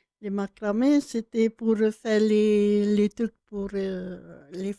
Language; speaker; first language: French; non-native, local second language; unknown